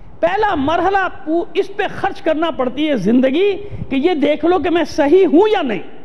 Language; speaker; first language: Urdu; native; Urdu